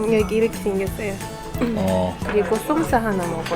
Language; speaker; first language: Korean; non-native, fluent; Uzbek